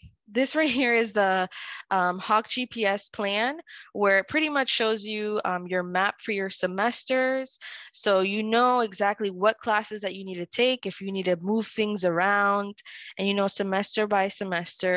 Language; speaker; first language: English; early bilingual, other home language; Spanish